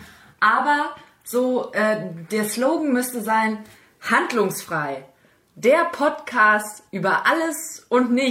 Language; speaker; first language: German; native; German